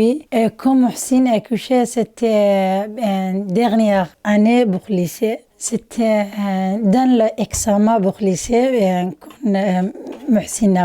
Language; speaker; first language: French; non-native, learner; Somali